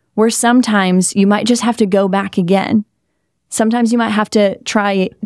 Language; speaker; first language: English; native; English